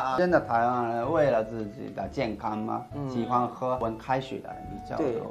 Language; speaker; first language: Chinese; non-native, fluent; Japanese